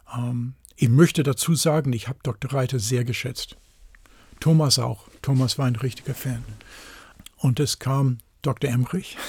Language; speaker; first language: German; non-native, fluent; English